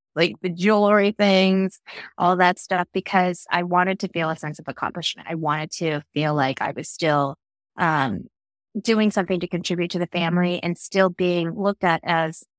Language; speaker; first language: English; early bilingual, other home language; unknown